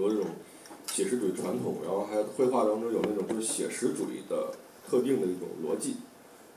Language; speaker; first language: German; non-native, fluent; Chinese